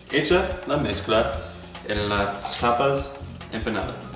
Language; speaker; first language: Spanish; non-native, learner; English